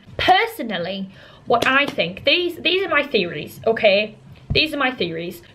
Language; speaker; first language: English; native; English